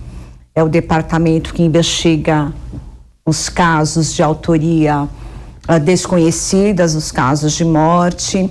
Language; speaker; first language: Portuguese; native; Portuguese